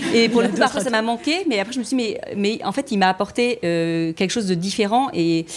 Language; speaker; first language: French; native; French